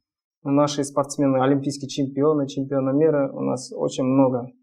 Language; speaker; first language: Russian; non-native, local second language; Kazakh